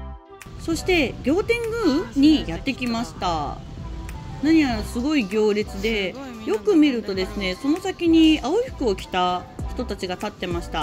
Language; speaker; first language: Japanese; native; Japanese